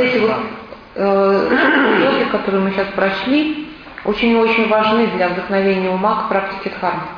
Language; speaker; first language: Russian; native; Russian